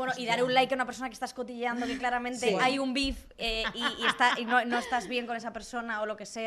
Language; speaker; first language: Spanish; native; Spanish